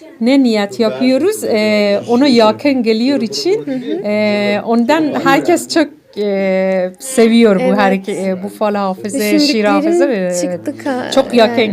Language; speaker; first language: Turkish; non-native, learner; Persian